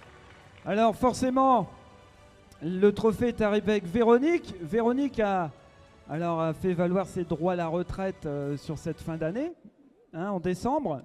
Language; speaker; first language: French; native; French